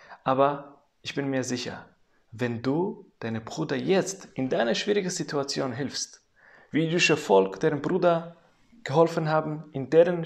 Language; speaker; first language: German; non-native, fluent; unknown